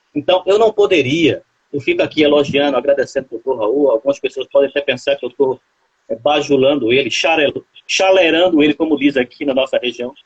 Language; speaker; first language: Portuguese; native; Portuguese